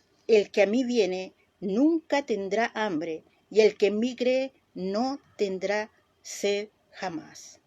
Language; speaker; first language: Spanish; native; Spanish